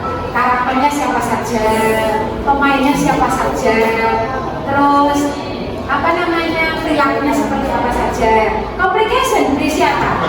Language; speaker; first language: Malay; non-native, local second language; Javanese